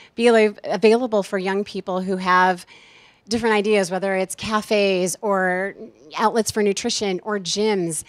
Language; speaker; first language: English; native; English